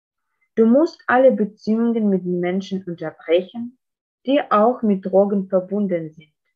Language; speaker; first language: German; non-native, fluent; Russian